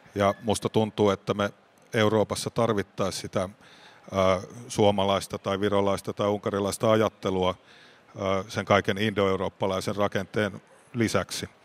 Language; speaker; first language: Finnish; native; Finnish